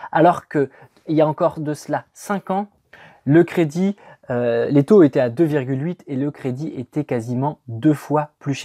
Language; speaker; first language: French; native; French